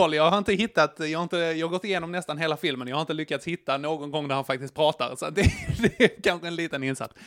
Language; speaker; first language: Swedish; native; Swedish